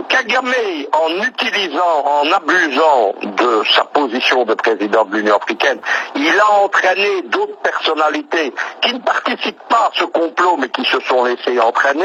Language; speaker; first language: French; native; French